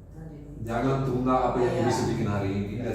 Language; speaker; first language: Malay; non-native, fluent; Dutch